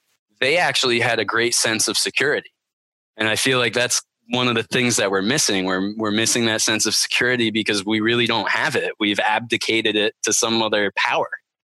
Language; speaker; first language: English; native; English